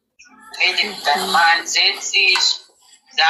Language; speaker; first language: German; non-native, learner; Nigerian Pidgin